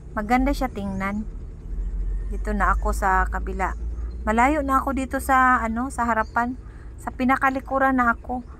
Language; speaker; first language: Filipino; non-native, local second language; Cebuano